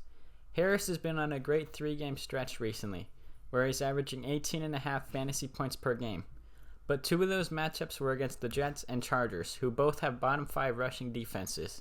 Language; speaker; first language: English; native; English